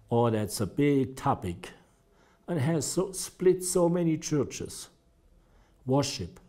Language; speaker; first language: English; non-native, fluent; German